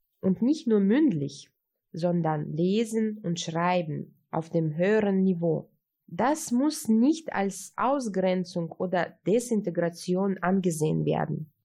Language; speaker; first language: German; early bilingual, heritage; Russian